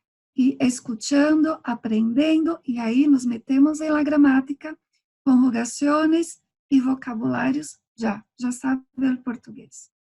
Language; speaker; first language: Spanish; non-native, fluent; Portuguese